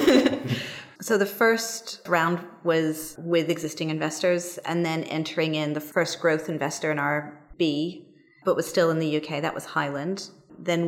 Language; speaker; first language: English; native; English